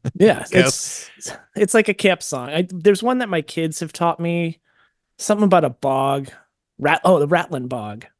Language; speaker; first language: English; native; English